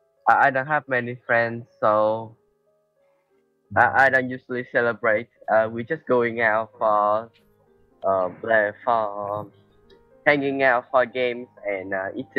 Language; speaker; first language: English; non-native, learner; Vietnamese